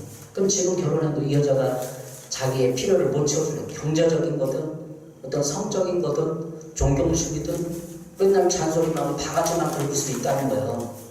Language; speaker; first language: Korean; native; Korean